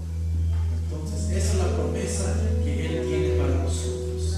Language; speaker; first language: Spanish; native; Spanish